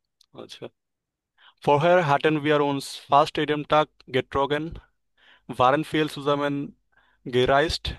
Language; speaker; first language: German; non-native, learner; Bangla